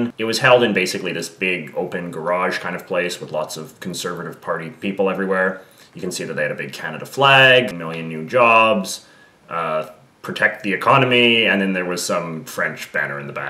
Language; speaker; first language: English; native; English